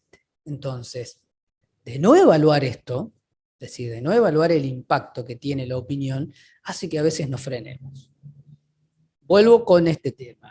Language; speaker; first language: Spanish; native; Spanish